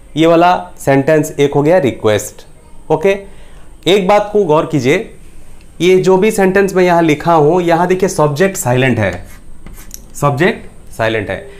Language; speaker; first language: Hindi; non-native, local second language; Bangla